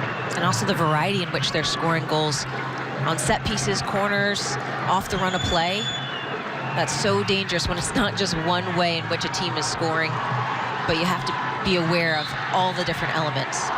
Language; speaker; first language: English; native; English